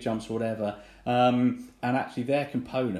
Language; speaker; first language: English; native; English